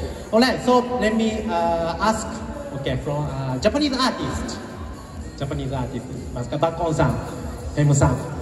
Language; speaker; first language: English; non-native, learner; Japanese